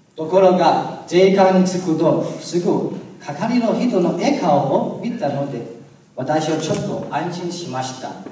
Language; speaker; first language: Japanese; non-native, learner; Chinese